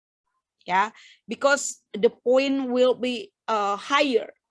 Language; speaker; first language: English; non-native, fluent; Indonesian